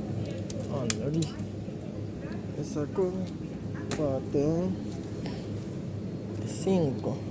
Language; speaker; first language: Spanish; non-native, learner; Haitian Creole